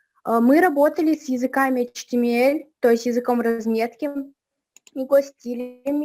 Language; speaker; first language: Russian; native; Russian